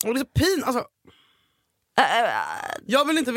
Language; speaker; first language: Swedish; native; Swedish